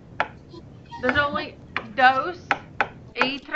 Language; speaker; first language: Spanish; non-native, fluent; English